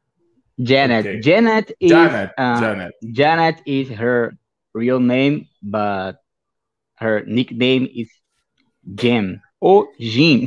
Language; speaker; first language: English; non-native, fluent; Portuguese